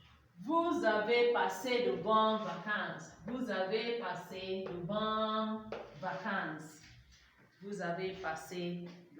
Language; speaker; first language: French; non-native, fluent; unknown